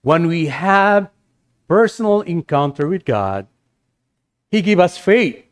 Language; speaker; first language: English; non-native, local second language; Filipino